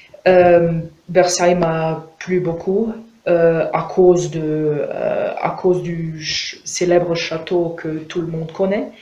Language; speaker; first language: French; non-native, fluent; Croatian